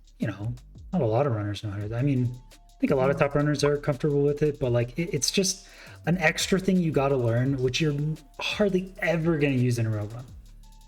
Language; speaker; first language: English; native; English